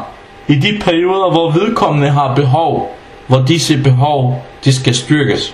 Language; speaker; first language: Danish; non-native, fluent; Arabic